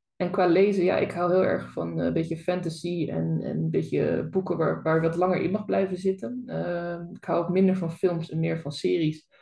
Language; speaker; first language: Dutch; native; Dutch